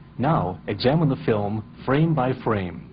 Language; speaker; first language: English; native; English